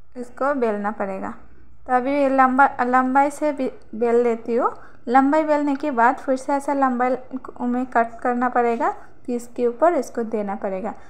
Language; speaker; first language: Hindi; non-native, local second language; Bangla